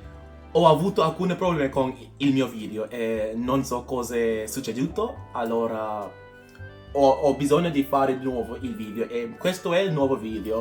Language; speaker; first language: Italian; non-native, learner; English